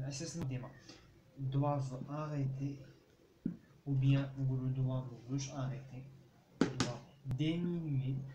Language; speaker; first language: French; non-native, local second language; Arabic